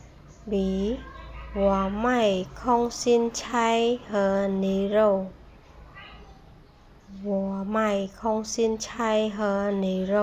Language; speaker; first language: Chinese; non-native, fluent; Khmer